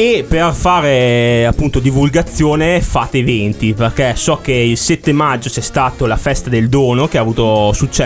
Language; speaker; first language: Italian; native; Italian